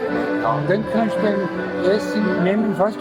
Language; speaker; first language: German; early bilingual, heritage; Portuguese